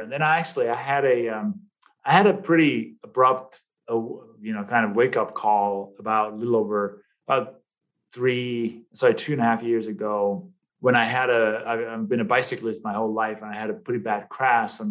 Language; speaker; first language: English; non-native, fluent; Danish